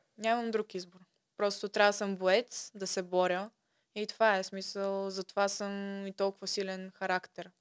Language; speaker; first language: Bulgarian; early bilingual, other home language; Russian